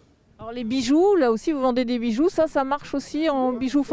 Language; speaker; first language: French; native; French